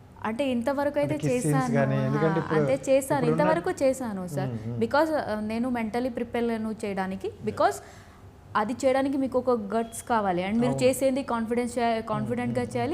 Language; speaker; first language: Telugu; non-native, learner; Odia